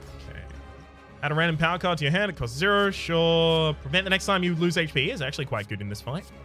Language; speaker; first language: English; native; English